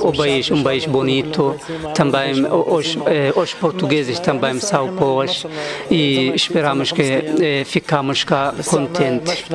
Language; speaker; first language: Portuguese; non-native, learner; Arabic